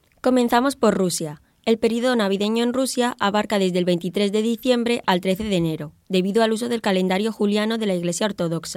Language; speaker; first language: Spanish; native; Spanish